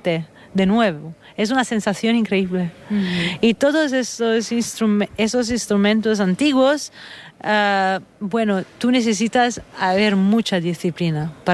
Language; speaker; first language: Spanish; non-native, fluent; Italian